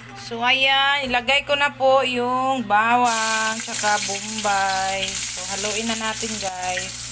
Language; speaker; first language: Filipino; non-native, local second language; Cebuano